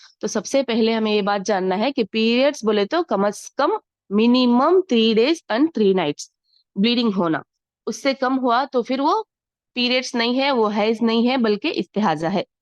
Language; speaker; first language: Urdu; native; Urdu